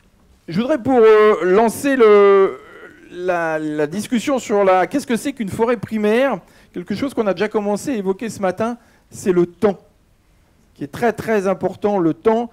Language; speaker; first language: French; native; French